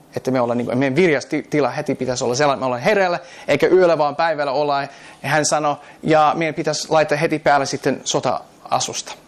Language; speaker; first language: Finnish; non-native, fluent; English